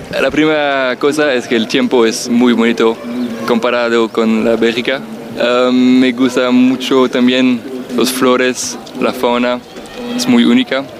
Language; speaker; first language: Spanish; non-native, learner; French